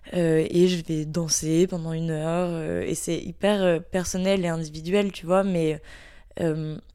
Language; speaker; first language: French; native; French